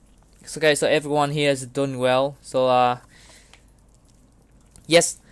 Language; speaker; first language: English; non-native, learner; Vietnamese